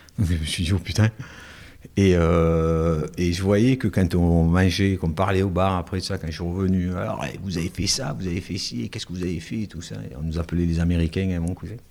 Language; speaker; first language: French; native; French